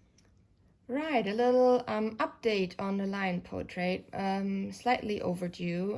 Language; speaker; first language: English; non-native, fluent; German